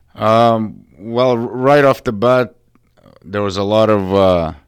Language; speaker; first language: English; early bilingual, other home language; Ukrainian